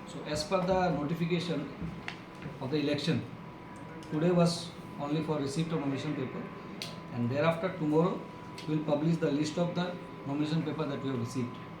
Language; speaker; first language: English; non-native, local second language; Bangla